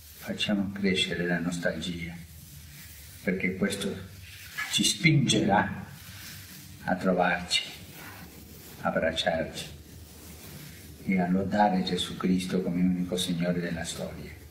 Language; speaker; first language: Italian; non-native, fluent; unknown